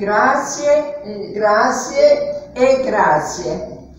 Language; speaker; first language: Italian; non-native, learner; Portuguese